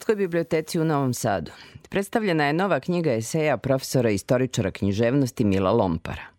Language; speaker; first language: Serbian; native; Serbian